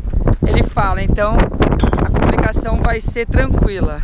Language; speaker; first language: Portuguese; native; Portuguese